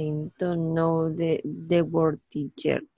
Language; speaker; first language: English; non-native, learner; Spanish